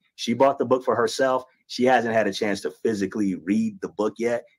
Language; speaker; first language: English; native; English